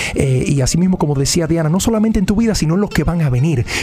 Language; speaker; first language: Spanish; early bilingual, heritage; Spanish